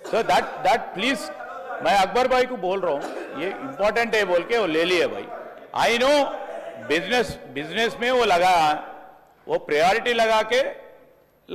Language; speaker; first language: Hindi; non-native, local second language; Telugu